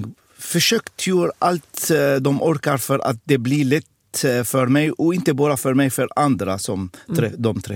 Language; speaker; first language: Swedish; non-native, fluent; Arabic